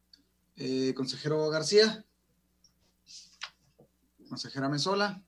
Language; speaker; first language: Spanish; native; Spanish